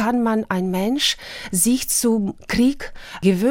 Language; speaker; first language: German; non-native, fluent; Ukrainian